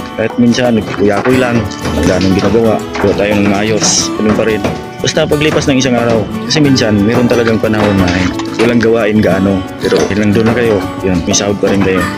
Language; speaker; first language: Filipino; non-native, local second language; Cebuano